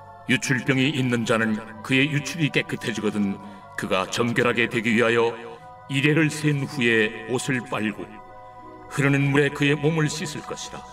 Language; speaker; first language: Korean; native; Korean